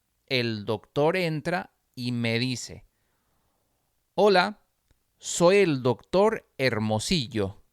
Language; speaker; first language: Spanish; non-native, fluent; English